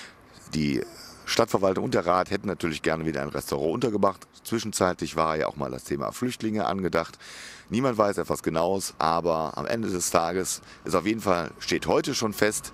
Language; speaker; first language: German; native; German